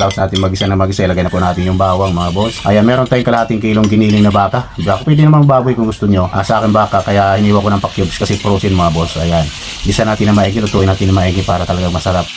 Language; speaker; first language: Filipino; native; Filipino